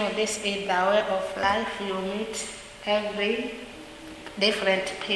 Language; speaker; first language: English; non-native, learner; Swahili